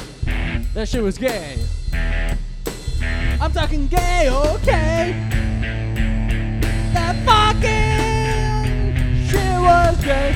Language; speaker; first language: English; native; English